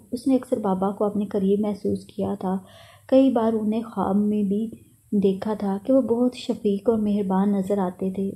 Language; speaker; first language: Urdu; native; Urdu